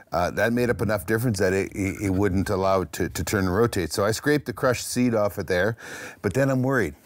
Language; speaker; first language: English; native; English